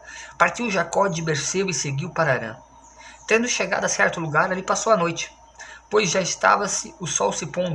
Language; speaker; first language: Portuguese; native; Portuguese